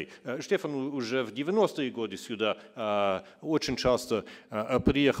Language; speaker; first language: Russian; non-native, fluent; German